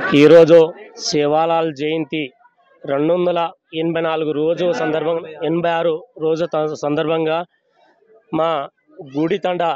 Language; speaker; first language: Telugu; non-native, local second language; Lambadi